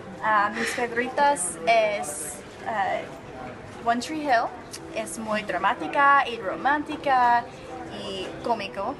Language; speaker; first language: Spanish; non-native, learner; English